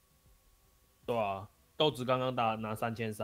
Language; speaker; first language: Chinese; native; Chinese